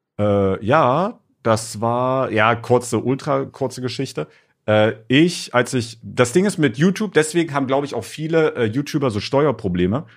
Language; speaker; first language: German; native; German